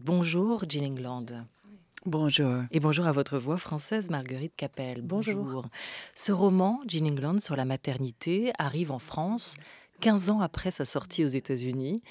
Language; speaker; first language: French; native; French